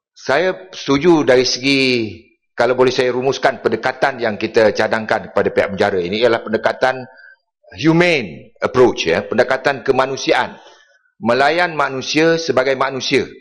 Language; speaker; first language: Malay; native; Malay